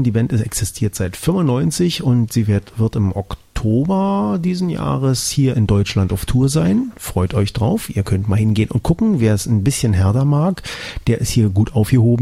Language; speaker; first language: German; native; German